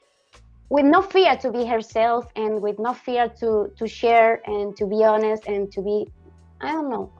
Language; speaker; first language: English; non-native, learner; Spanish